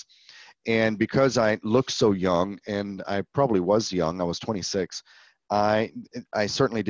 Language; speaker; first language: English; native; English